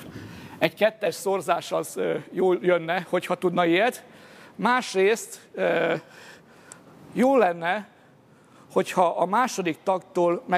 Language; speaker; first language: Hungarian; native; Hungarian